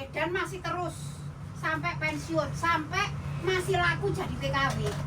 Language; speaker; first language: Indonesian; non-native, local second language; Javanese